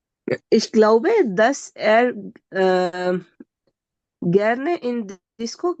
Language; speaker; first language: German; non-native, learner; Urdu